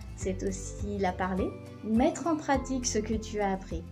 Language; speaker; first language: French; early bilingual, heritage; French